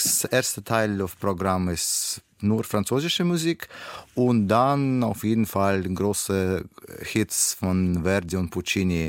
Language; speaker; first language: German; non-native, learner; Russian